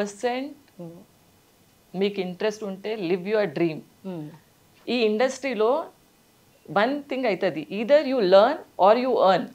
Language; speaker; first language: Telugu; non-native, local second language; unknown